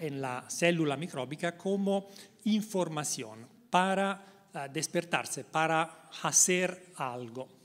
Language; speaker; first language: Spanish; non-native, learner; Italian